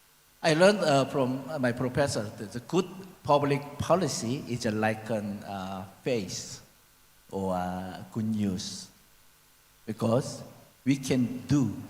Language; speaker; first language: English; non-native, learner; Korean